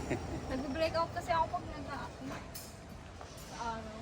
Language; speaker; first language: Filipino; native; Filipino